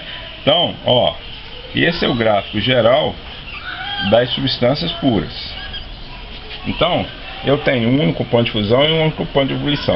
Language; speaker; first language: Portuguese; native; Portuguese